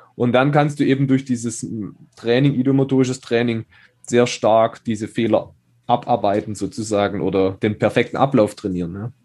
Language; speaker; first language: German; native; German